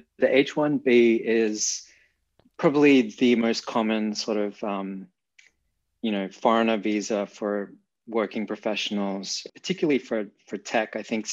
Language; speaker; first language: English; native; English